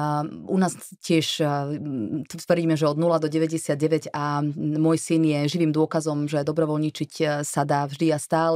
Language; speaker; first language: Slovak; native; Slovak